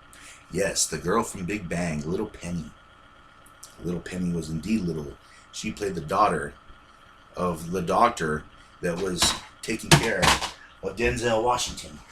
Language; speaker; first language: English; native; English